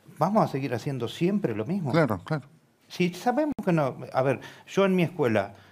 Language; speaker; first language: Spanish; native; Spanish